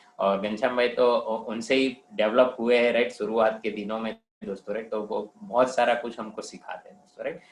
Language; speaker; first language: Hindi; non-native, local second language; Gujarati